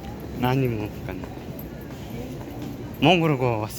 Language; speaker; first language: Japanese; non-native, learner; Mongolian